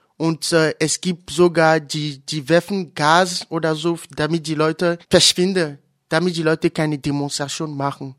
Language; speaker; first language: German; non-native, learner; Ewe